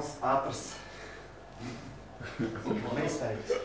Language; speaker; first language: Latvian; non-native, local second language; Russian